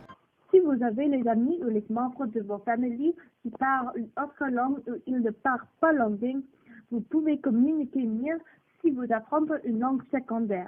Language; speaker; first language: French; non-native, learner; English